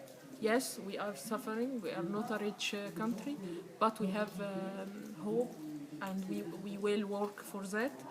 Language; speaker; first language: English; non-native, learner; Arabic